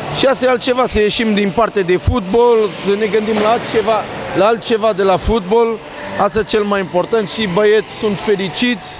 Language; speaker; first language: Romanian; non-native, fluent; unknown